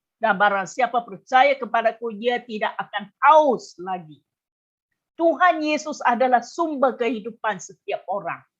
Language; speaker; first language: Malay; non-native, local second language; Chinese